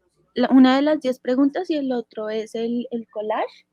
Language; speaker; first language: Spanish; native; Spanish